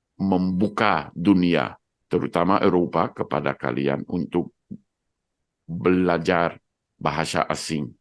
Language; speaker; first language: Indonesian; non-native, fluent; Dutch